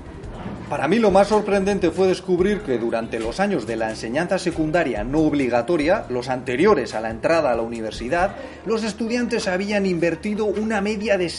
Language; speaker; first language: Spanish; native; Spanish